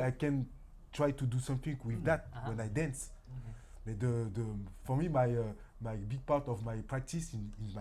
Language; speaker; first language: English; non-native, learner; French